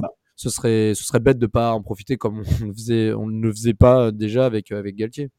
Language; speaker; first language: French; native; French